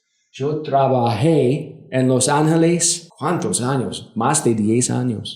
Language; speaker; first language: Spanish; non-native, learner; English